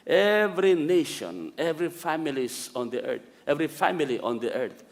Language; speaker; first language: English; non-native, local second language; Filipino